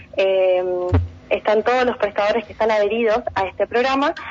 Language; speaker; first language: Spanish; native; Spanish